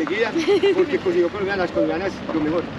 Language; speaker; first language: Spanish; native; Spanish